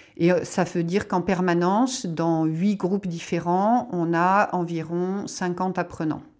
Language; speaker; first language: French; native; French